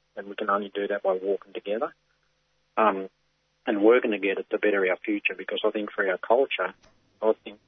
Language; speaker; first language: English; native; English